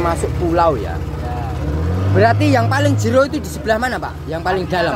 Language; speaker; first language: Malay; non-native, local second language; Javanese